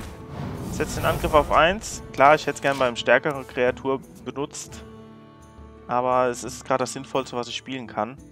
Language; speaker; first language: German; native; German